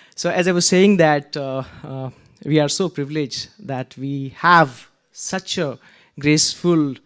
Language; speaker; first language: English; non-native, local second language; Gujarati